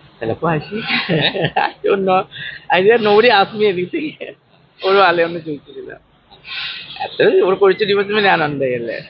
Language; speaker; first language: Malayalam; non-native, local second language; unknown